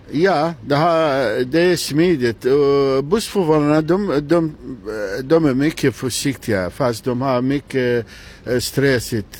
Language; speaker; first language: Swedish; non-native, fluent; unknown